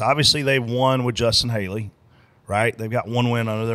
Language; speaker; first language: English; native; English